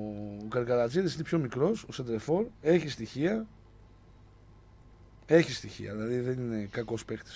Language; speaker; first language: Greek; native; Greek